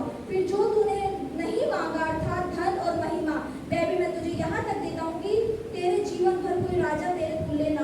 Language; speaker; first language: Hindi; native; Hindi